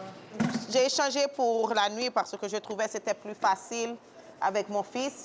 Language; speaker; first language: French; early bilingual, heritage; French